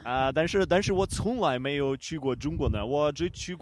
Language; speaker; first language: Chinese; non-native, learner; Ukrainian